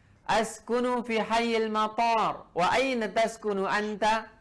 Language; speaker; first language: Arabic; non-native, fluent; Indonesian